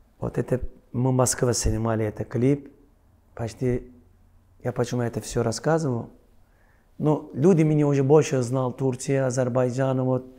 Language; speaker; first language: Russian; non-native, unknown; Turkish